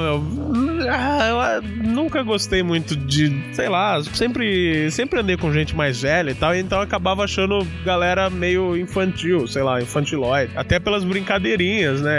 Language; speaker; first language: Portuguese; native; Portuguese